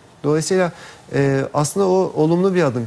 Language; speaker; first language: Turkish; native; Turkish